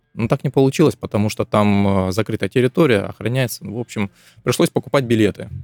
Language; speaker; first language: Russian; native; Russian